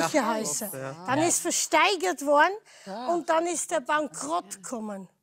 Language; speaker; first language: German; non-native, fluent; Dutch